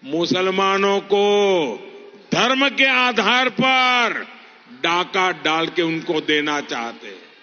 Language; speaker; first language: Hindi; non-native, local second language; Gujarati